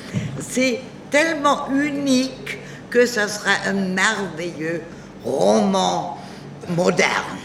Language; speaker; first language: French; non-native, learner; German